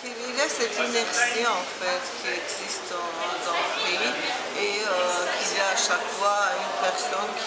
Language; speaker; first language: French; non-native, fluent; Georgian